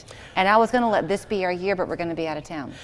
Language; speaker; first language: English; native; English